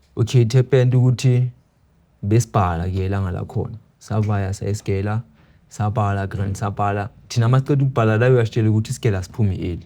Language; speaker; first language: Zulu; native; Zulu